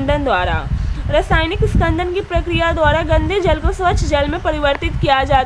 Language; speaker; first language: Hindi; native; Hindi